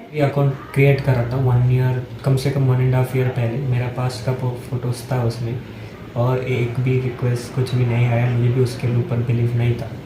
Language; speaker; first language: Hindi; non-native, local second language; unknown